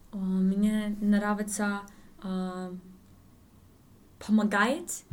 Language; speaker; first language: Russian; non-native, learner; English